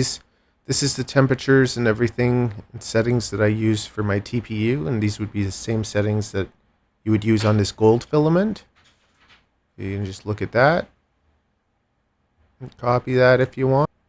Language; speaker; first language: English; native; English